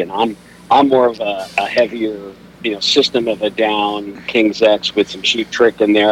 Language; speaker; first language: English; native; English